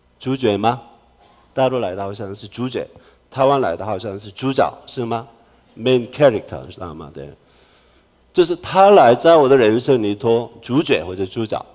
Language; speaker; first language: Chinese; non-native, fluent; Korean